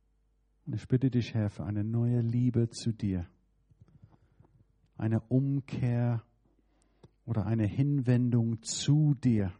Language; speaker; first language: German; non-native, fluent; English